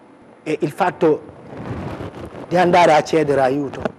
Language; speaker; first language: Italian; non-native, fluent; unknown